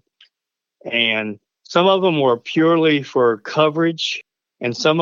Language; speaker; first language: English; native; English